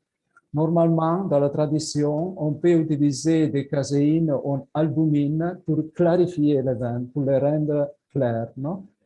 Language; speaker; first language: French; non-native, fluent; Italian